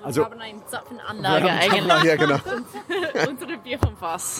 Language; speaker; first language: German; non-native, learner; English